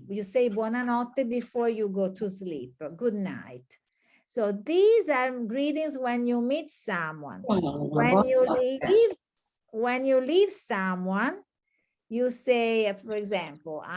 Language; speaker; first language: English; non-native, fluent; Italian